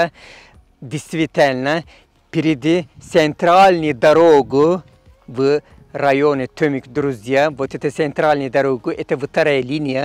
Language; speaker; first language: Russian; non-native, fluent; Turkish